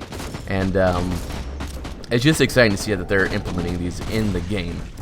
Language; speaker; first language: English; native; English